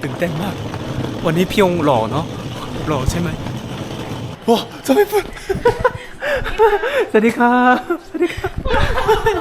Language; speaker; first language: Thai; non-native, fluent; Korean